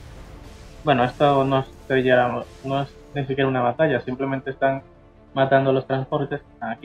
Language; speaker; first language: Spanish; native; Spanish